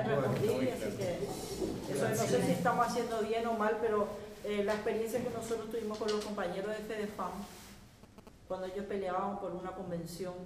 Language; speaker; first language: Spanish; native; Spanish